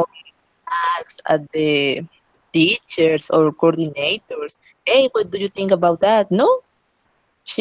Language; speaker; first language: English; non-native, learner; Spanish